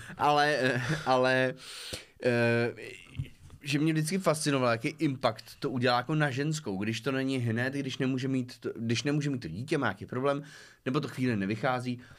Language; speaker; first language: Czech; native; Czech